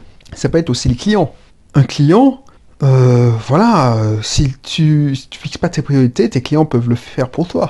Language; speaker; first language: French; native; French